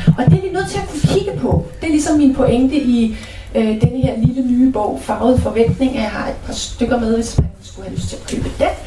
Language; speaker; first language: Danish; native; Danish